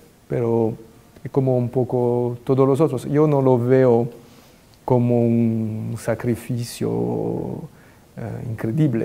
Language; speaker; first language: Spanish; non-native, fluent; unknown